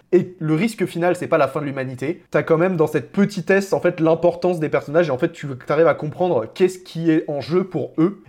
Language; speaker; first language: French; native; French